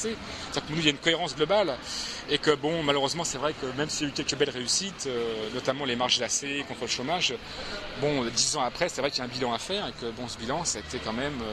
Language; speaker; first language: French; native; French